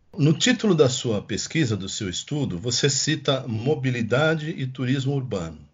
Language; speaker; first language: Portuguese; native; Portuguese